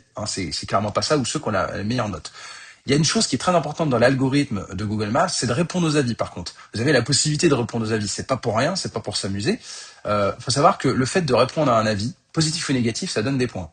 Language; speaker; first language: French; native; French